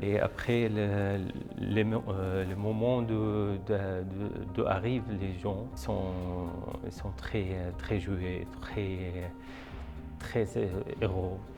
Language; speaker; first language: French; non-native, learner; Arabic